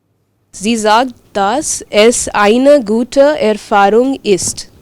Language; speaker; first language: German; non-native, learner; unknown